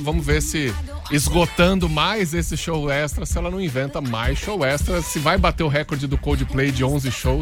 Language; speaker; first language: Portuguese; native; Portuguese